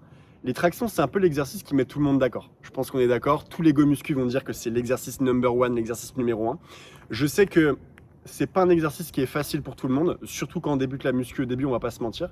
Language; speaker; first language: French; native; French